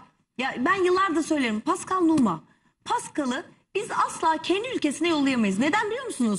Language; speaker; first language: Turkish; native; Turkish